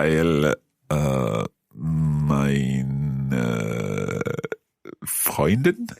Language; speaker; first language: German; non-native, fluent; English